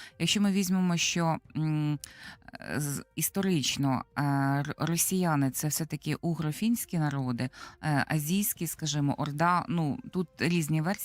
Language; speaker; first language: Ukrainian; native; Ukrainian